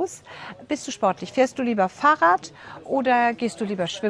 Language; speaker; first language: German; native; German